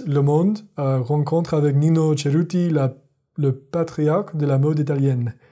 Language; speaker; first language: French; non-native, fluent; English